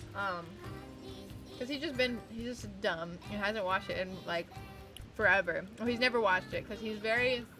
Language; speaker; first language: English; native; English